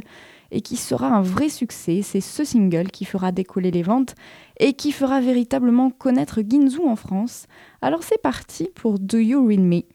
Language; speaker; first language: French; native; French